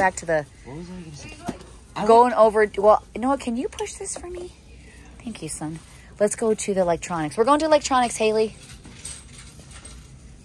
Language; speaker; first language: English; native; English